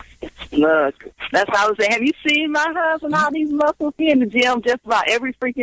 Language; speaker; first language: English; native; English